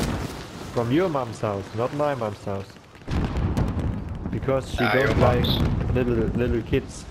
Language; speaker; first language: English; non-native, learner; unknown